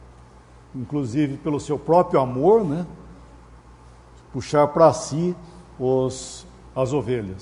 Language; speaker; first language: Portuguese; native; Portuguese